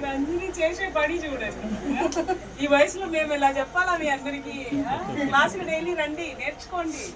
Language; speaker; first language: Telugu; non-native, local second language; Tamil